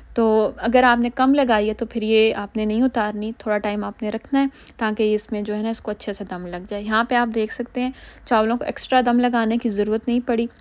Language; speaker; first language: Urdu; native; Urdu